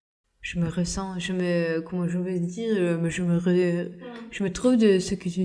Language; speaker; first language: French; non-native, fluent; Norwegian